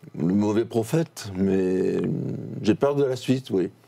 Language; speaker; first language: French; native; French